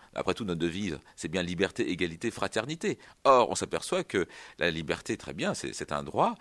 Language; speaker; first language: French; native; French